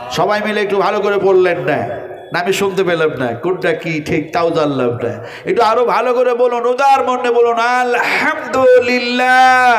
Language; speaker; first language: Bangla; non-native, local second language; Urdu